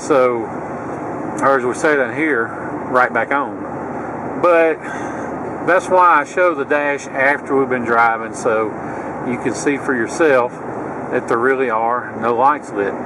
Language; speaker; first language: English; native; English